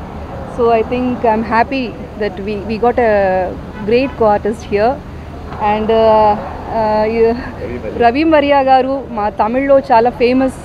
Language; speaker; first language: Telugu; non-native, local second language; Tamil